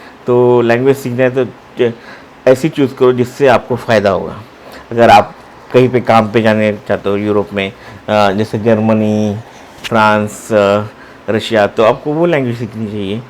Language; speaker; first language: Hindi; non-native, local second language; Marathi